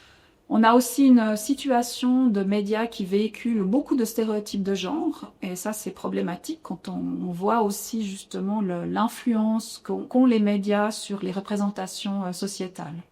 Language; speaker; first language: French; native; French